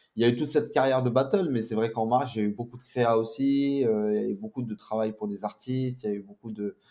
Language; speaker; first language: French; native; French